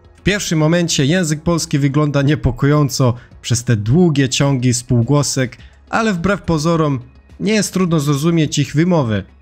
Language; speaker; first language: Polish; non-native, fluent; Serbian